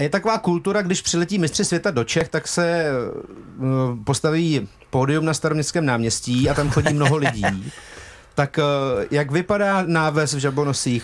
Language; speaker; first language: Czech; native; Czech